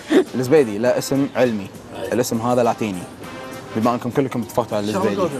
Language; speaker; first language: Arabic; native; Arabic